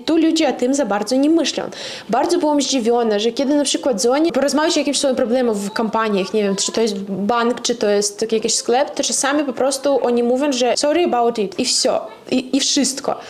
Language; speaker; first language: Polish; non-native, fluent; Russian